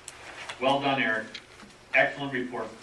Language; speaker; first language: English; native; English